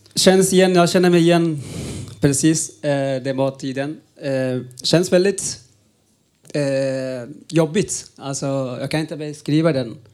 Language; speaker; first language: Swedish; non-native, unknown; Uzbek